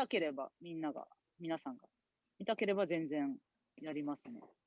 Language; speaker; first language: Japanese; native; Japanese